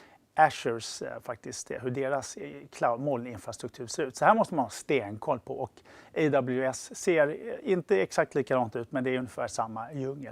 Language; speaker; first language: Swedish; native; Swedish